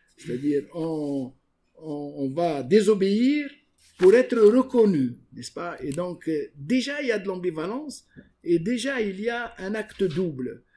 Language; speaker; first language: French; non-native, local second language; Arabic